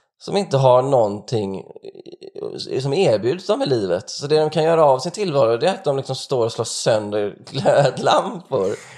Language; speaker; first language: Swedish; native; Swedish